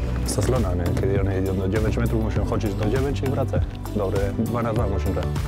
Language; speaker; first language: Polish; non-native, learner; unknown